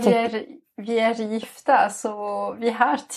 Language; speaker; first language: Swedish; non-native, fluent; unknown